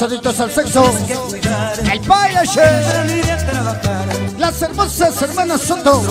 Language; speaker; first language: Spanish; native; Spanish